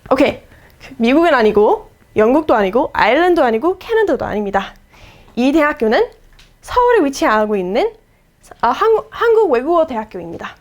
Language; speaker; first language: Korean; non-native, fluent; English